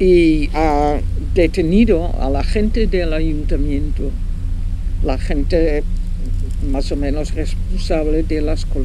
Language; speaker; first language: Spanish; non-native, fluent; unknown